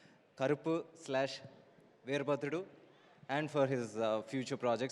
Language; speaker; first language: Telugu; native; Telugu